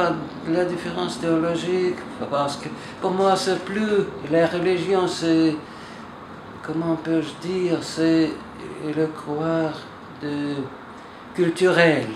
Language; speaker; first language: French; non-native, fluent; Russian